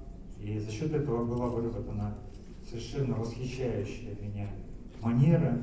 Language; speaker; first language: Russian; native; Russian